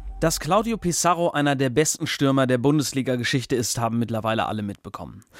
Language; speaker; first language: German; native; German